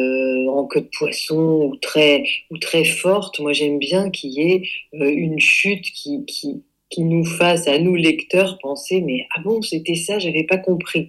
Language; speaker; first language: French; native; French